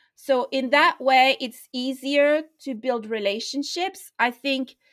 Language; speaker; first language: English; non-native, fluent; French